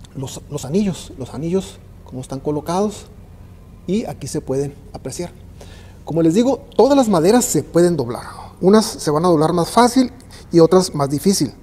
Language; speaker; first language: Spanish; native; Spanish